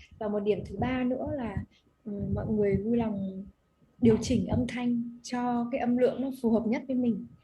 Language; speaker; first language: Vietnamese; native; Vietnamese